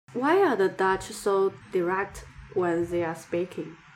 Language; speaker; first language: English; non-native, learner; Chinese